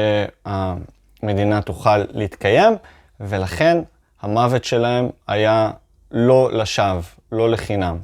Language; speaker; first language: Hebrew; native; Hebrew